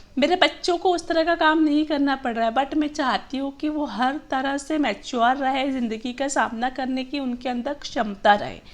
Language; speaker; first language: Hindi; non-native, local second language; Gujarati